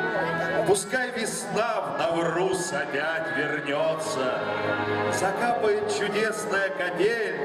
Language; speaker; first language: Russian; native; Russian